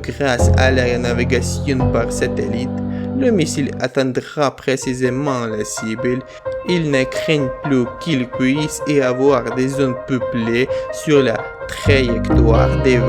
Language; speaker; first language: French; non-native, fluent; Ukrainian